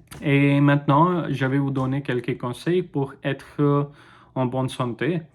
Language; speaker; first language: French; non-native, learner; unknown